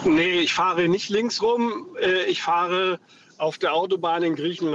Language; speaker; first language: German; non-native, fluent; Greek